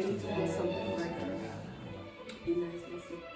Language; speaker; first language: English; non-native, learner; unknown